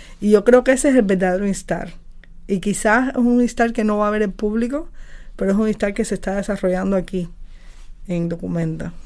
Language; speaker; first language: Spanish; native; Spanish